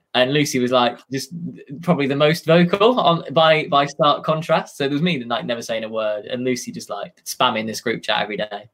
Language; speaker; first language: English; native; English